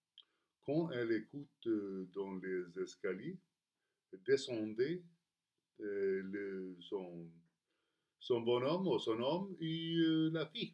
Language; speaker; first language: French; non-native, fluent; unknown